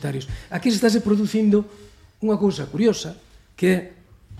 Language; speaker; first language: Galician; native; Galician